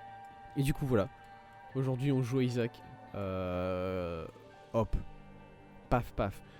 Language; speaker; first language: French; native; French